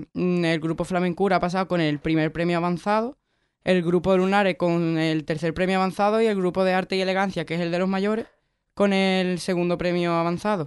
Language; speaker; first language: Spanish; native; Spanish